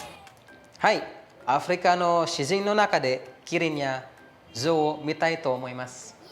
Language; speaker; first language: Japanese; non-native, fluent; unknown